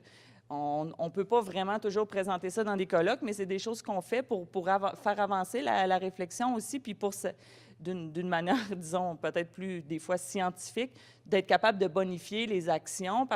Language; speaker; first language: French; native; French